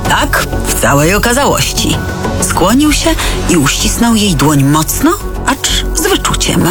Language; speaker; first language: Polish; native; Polish